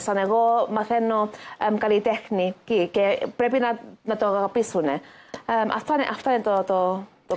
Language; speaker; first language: Greek; early bilingual, heritage; Greek